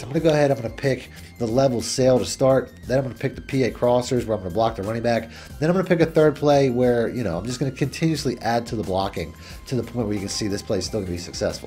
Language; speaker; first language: English; native; English